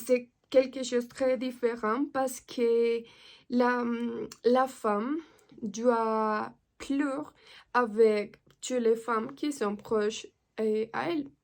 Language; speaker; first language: French; non-native, learner; Spanish